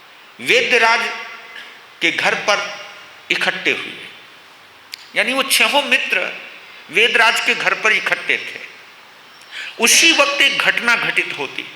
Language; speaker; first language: Hindi; native; Hindi